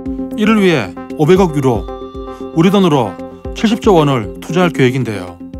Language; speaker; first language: Korean; native; Korean